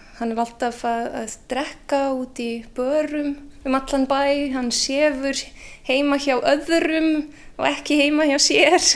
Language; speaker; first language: Icelandic; non-native, fluent; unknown